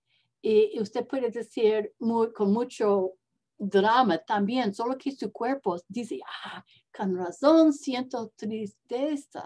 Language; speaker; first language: Spanish; non-native, learner; English